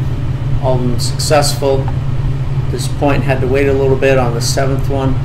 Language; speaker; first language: English; native; English